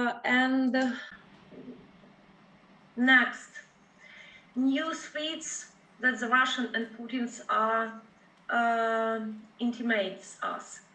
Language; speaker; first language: English; non-native, fluent; Ukrainian